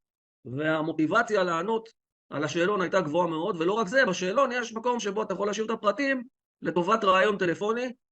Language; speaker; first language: Hebrew; native; Hebrew